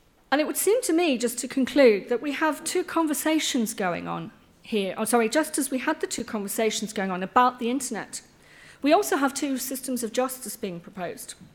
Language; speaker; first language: English; native; English